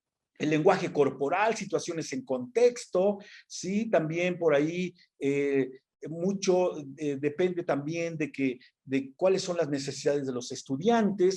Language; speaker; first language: Spanish; native; Spanish